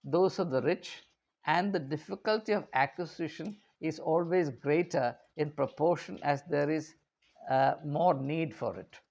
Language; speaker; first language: English; non-native, local second language; Malayalam